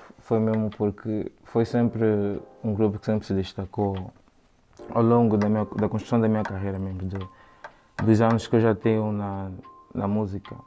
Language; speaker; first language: Portuguese; native; Portuguese